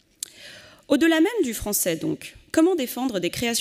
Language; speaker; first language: French; native; French